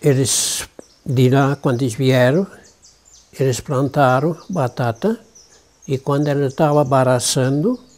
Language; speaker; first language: Portuguese; non-native, local second language; German